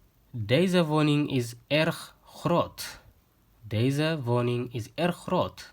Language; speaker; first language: Dutch; non-native, fluent; Tigrinya